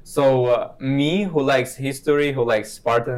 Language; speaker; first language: English; non-native, fluent; Kazakh